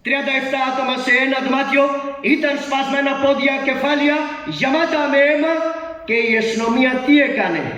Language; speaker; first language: Greek; non-native, fluent; Urdu